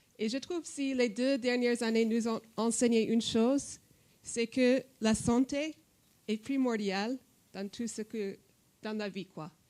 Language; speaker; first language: French; non-native, fluent; English